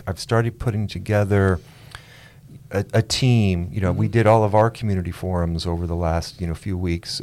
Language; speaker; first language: English; native; English